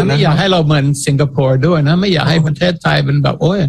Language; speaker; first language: Thai; non-native, fluent; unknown